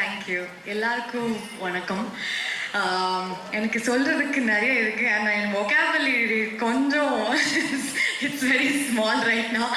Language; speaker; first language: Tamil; non-native, learner; Kannada